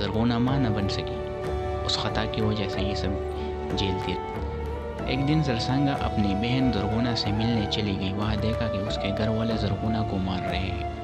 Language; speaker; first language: Urdu; non-native, local second language; Pashto